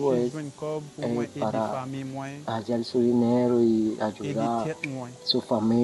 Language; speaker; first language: Spanish; non-native, learner; Haitian Creole